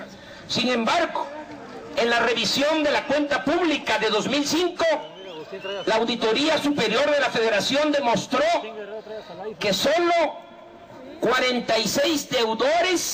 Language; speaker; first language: Spanish; native; Spanish